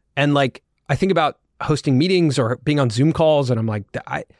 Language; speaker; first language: English; early bilingual, other home language; Hindi